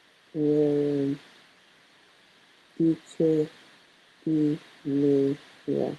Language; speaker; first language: Igbo; non-native, learner; English